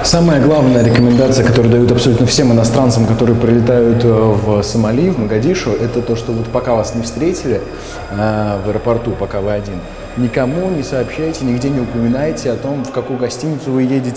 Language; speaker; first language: Russian; native; Russian